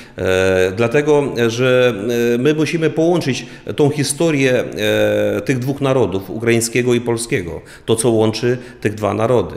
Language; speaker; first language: Polish; non-native, fluent; Ukrainian